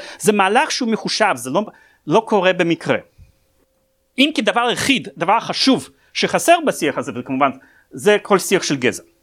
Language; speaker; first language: Hebrew; non-native, fluent; Russian